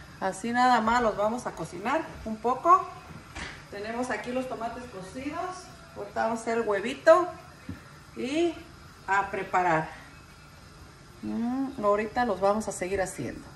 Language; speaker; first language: Spanish; native; Spanish